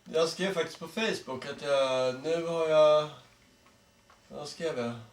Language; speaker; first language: Swedish; early bilingual, other home language; Estonian